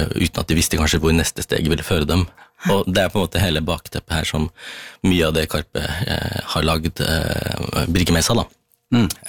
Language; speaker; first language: Norwegian; early bilingual, other home language; Tamil